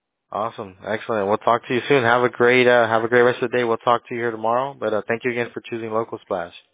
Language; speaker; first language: English; early bilingual, other home language; Spanish